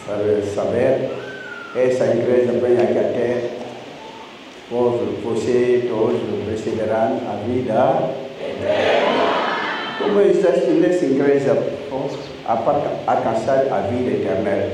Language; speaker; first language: Portuguese; non-native, learner; Lingala